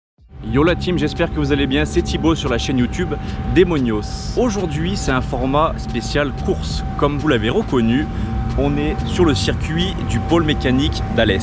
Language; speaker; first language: French; native; French